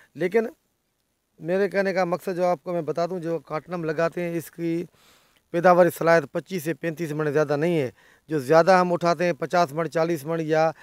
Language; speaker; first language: Urdu; non-native, local second language; Sindhi